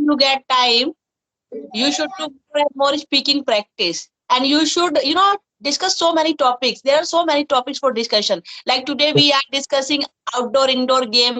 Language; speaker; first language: English; non-native, fluent; Hindi